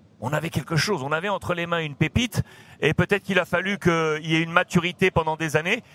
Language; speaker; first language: French; native; French